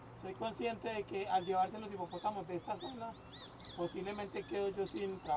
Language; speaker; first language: Spanish; native; Spanish